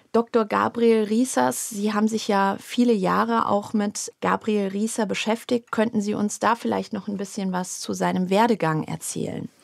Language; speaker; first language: German; native; German